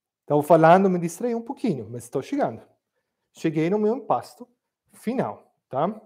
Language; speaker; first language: Portuguese; non-native, fluent; Italian